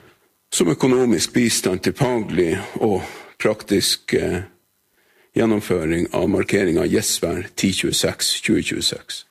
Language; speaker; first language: Norwegian; native; Norwegian